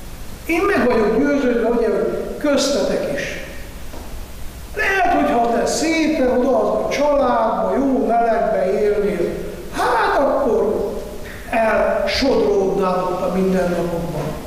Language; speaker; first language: Hungarian; non-native, fluent; Italian